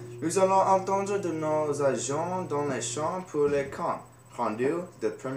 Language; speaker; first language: French; non-native, learner; English